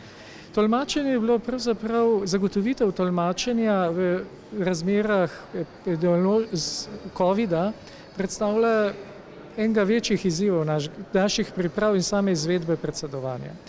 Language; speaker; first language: Slovenian; native; Slovenian